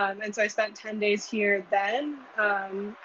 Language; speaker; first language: English; native; English